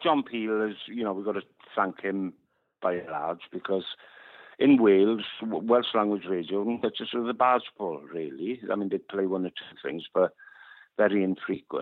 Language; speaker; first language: English; non-native, local second language; Welsh